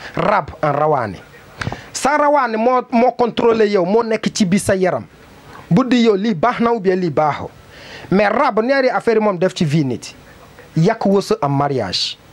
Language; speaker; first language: Wolof; non-native, learner; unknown